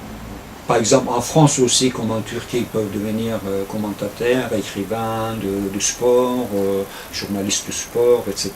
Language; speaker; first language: French; non-native, fluent; Turkish